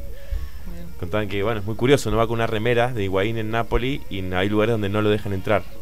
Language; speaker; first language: Spanish; native; Spanish